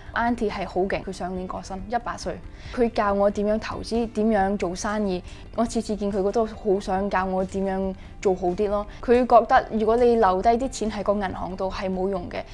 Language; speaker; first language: Cantonese; early bilingual, heritage; Cantonese